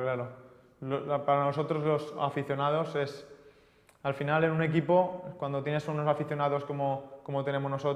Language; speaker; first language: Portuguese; non-native, learner; Spanish